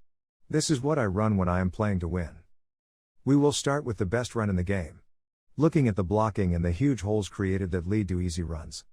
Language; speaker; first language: English; native; English